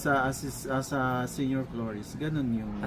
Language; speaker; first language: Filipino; non-native, local second language; Bikol